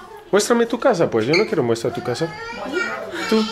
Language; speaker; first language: Spanish; non-native, learner; English